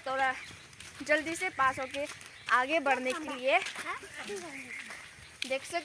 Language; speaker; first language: Hindi; non-native, local second language; Bodo